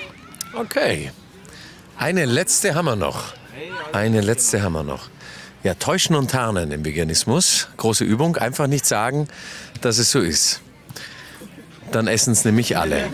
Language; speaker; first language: German; native; German